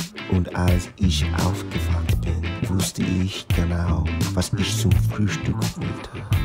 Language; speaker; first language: German; non-native, learner; English